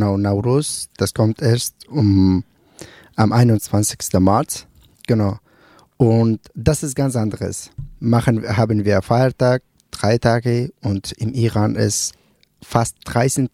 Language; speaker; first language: German; non-native, learner; Persian